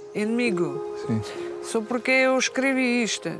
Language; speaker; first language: Portuguese; non-native, learner; Russian